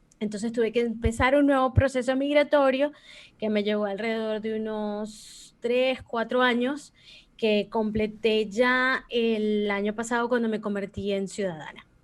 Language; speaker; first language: Spanish; native; Spanish